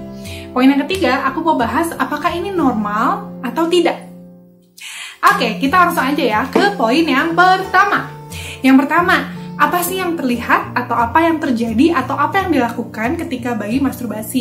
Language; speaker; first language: Indonesian; native; Indonesian